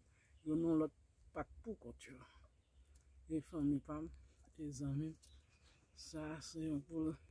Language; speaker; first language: French; non-native, learner; Haitian Creole